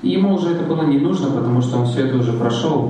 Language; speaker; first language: Russian; native; Russian